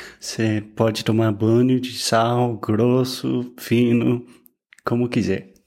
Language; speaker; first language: Portuguese; non-native, fluent; English